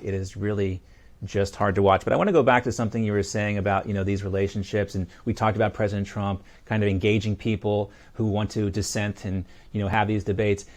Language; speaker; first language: English; native; English